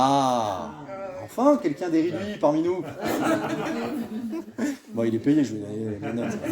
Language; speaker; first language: French; native; French